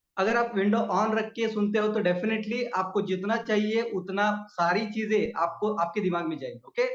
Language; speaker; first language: Hindi; non-native, local second language; Marathi